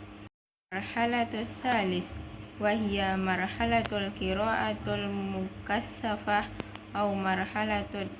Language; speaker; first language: Arabic; non-native, learner; Indonesian